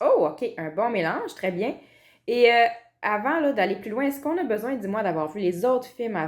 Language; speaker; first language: French; native; French